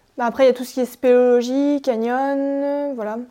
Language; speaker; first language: French; native; French